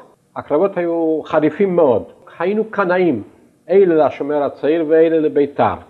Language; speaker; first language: Hebrew; non-native, fluent; Yiddish